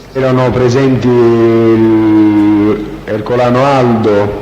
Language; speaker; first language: Italian; native; Italian